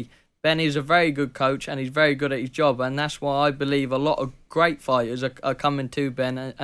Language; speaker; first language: English; native; English